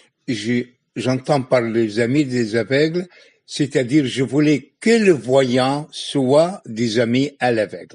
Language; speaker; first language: French; non-native, fluent; Arabic